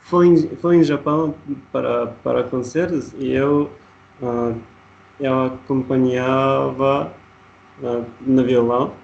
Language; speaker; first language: Portuguese; non-native, learner; Russian